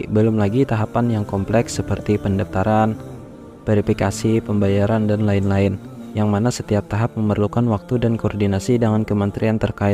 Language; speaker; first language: Indonesian; native; Indonesian